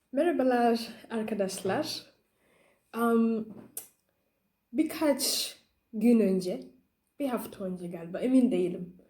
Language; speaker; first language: Turkish; non-native, learner; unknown